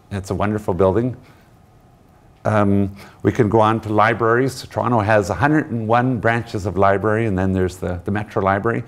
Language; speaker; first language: English; native; English